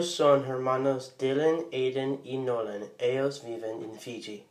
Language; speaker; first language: Spanish; non-native, learner; English